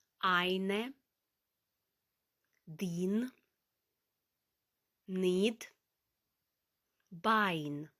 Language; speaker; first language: German; non-native, fluent; Ukrainian